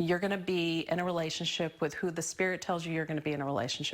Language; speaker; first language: English; native; English